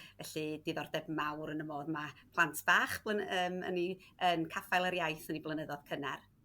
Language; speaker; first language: Welsh; native; Welsh